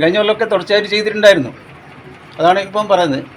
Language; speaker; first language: Malayalam; native; Malayalam